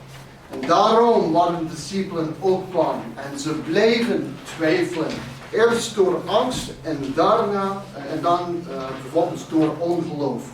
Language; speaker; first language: Dutch; non-native, fluent; English